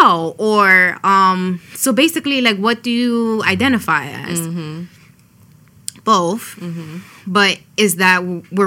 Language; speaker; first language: English; early bilingual, other home language; Spanish